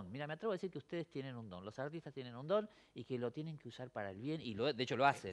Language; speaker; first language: Spanish; native; Spanish